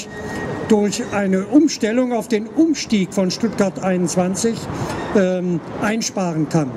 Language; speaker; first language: German; native; German